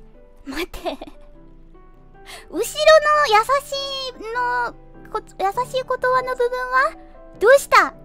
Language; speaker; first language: Japanese; non-native, fluent; Korean